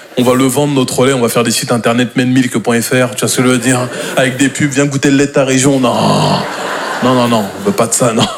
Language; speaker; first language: French; native; French